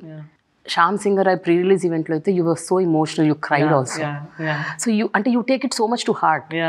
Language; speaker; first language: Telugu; native; Telugu